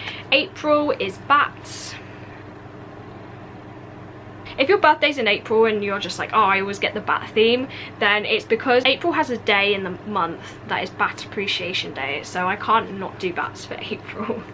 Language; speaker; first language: English; native; English